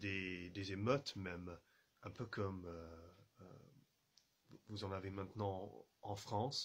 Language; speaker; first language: French; non-native, fluent; English